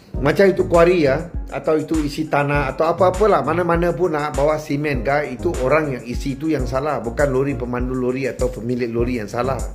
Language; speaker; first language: Malay; non-native, local second language; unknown